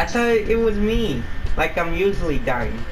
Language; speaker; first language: English; native; English